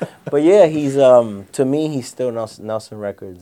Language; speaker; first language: English; early bilingual, other home language; Spanish